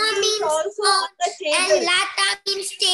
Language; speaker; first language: English; non-native, local second language; Hindi